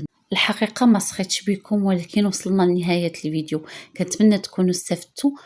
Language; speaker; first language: Arabic; native; Arabic